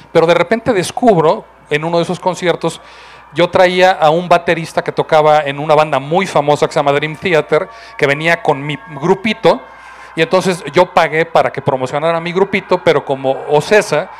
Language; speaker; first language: Spanish; native; Spanish